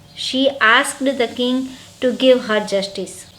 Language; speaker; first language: English; non-native, local second language; Gujarati